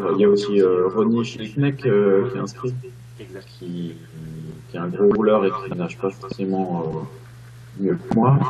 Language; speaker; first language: French; native; French